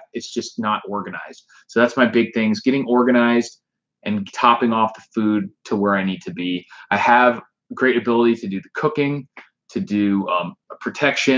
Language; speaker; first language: English; native; English